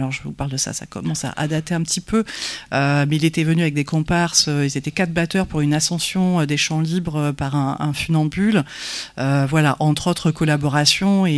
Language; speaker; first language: French; native; French